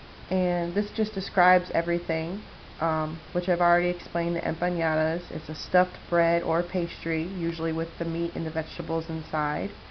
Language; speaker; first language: English; native; English